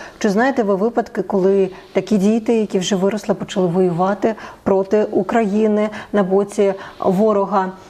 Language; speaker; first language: Ukrainian; native; Ukrainian